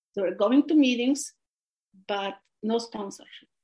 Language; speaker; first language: English; non-native, fluent; Polish